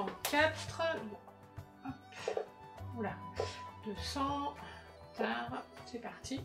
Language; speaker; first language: French; native; French